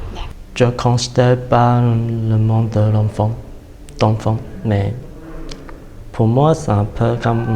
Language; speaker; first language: French; non-native, fluent; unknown